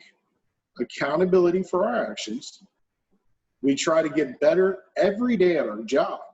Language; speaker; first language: English; native; English